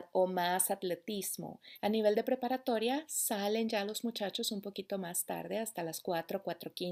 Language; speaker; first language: Spanish; native; Spanish